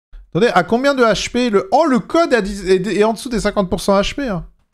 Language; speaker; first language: French; native; French